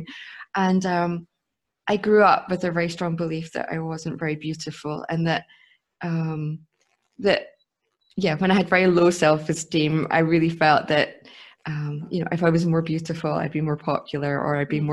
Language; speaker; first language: English; native; English